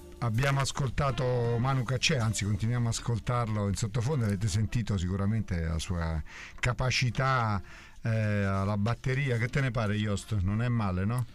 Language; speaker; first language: Italian; native; Italian